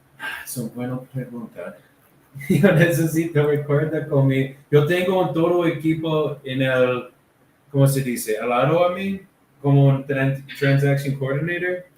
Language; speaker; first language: Spanish; non-native, learner; English